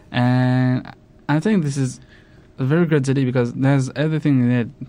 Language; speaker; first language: English; non-native, fluent; French